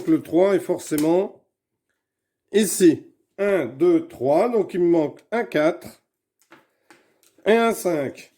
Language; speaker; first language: French; native; French